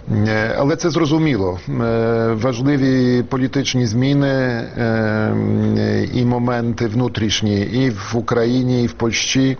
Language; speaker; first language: Ukrainian; non-native, fluent; Polish